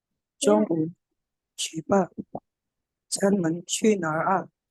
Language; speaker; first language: Chinese; non-native, learner; Indonesian